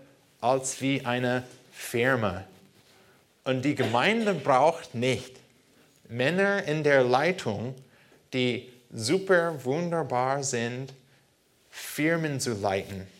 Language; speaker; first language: German; non-native, fluent; English